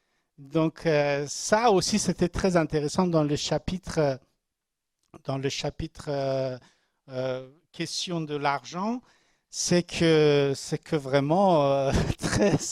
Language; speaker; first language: French; non-native, learner; Persian